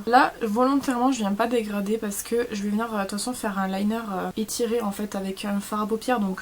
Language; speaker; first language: French; native; French